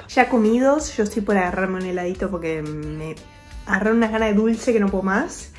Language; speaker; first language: Spanish; native; Spanish